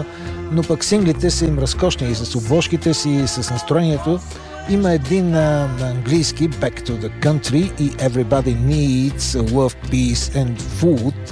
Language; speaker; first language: Bulgarian; native; Bulgarian